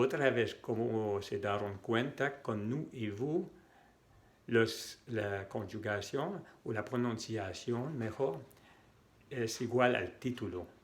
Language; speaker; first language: Spanish; non-native, fluent; French